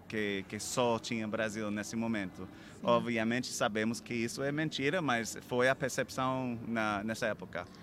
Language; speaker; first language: Portuguese; non-native, fluent; English